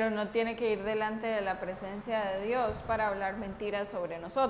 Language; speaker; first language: Spanish; native; Spanish